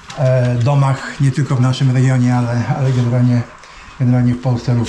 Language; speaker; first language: Polish; native; Polish